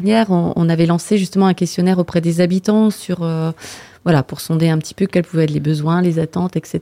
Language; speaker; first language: French; native; French